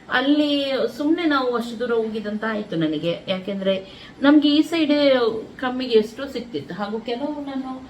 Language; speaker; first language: Kannada; native; Kannada